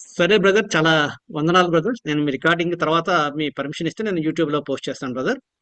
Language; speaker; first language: Telugu; native; Telugu